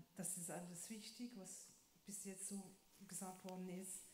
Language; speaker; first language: German; non-native, fluent; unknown